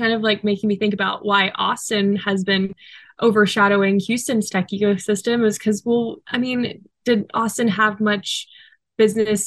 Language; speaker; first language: English; native; English